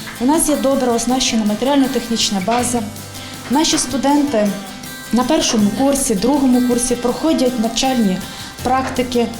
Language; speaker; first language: Ukrainian; native; Ukrainian